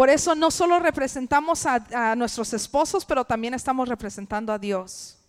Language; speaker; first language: Spanish; early bilingual, heritage; English